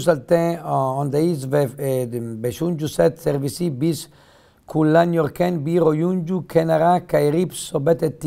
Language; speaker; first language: Turkish; non-native, learner; Italian